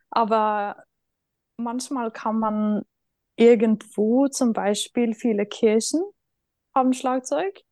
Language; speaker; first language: German; non-native, fluent; Norwegian